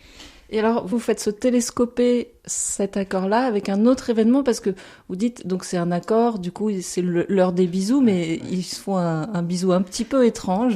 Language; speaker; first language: French; native; French